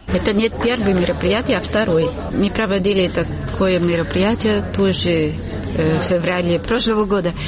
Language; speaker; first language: Russian; non-native, fluent; Italian